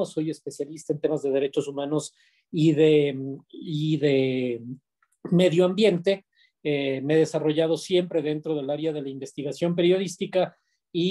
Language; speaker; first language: Spanish; native; Spanish